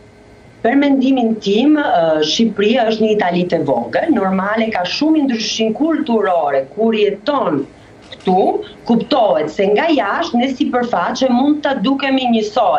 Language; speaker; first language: Albanian; non-native, learner; Italian